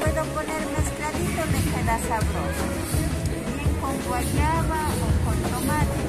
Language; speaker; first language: Spanish; native; Spanish